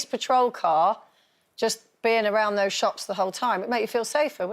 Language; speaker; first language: English; native; English